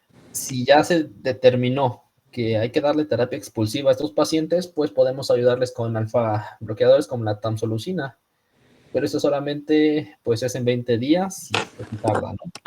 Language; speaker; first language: Spanish; native; Spanish